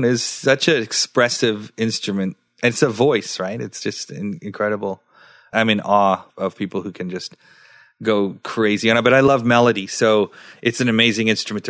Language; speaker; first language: English; early bilingual, other home language; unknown